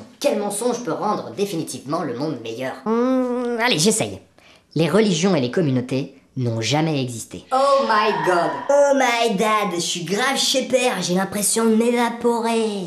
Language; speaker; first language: French; native; French